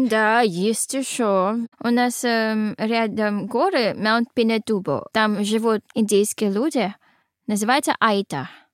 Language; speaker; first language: Russian; non-native, learner; Filipino